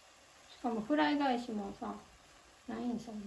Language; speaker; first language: Korean; non-native, learner; Japanese